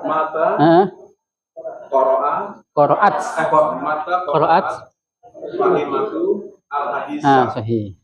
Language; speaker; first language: Arabic; non-native, fluent; Indonesian